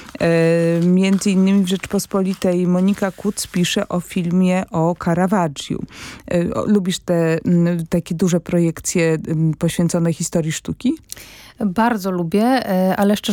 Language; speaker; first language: Polish; native; Polish